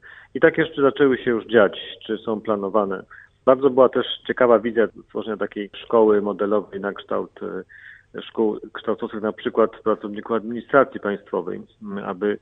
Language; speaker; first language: Polish; native; Polish